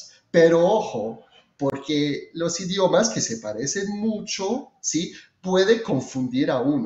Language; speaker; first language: Spanish; non-native, fluent; French